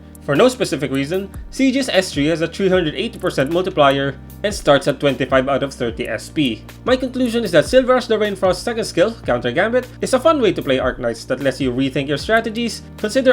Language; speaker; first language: English; native; English